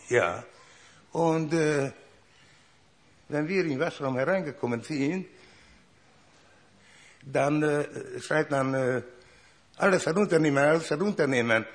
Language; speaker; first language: German; non-native, learner; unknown